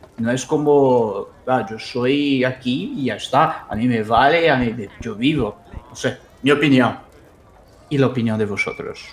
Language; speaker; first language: Spanish; non-native, fluent; Portuguese